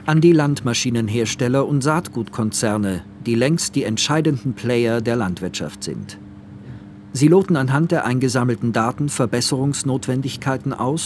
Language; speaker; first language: German; native; German